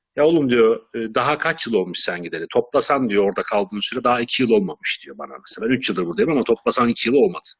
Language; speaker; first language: Turkish; native; Turkish